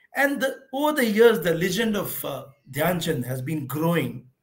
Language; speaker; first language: English; non-native, local second language; Hindi